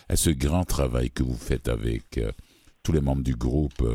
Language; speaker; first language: French; native; French